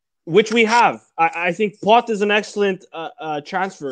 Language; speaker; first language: English; early bilingual, other home language; Portuguese